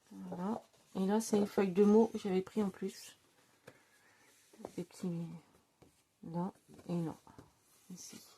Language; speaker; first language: French; native; French